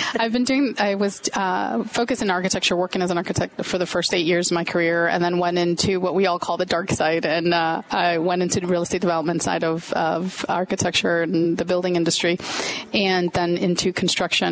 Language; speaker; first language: English; native; English